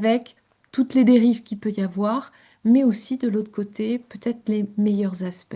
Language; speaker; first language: French; native; French